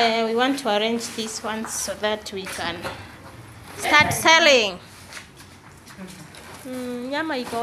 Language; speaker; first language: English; non-native, local second language; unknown